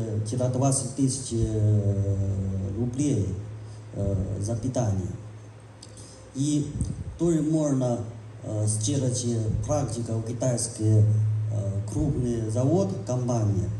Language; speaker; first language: Russian; non-native, learner; Chinese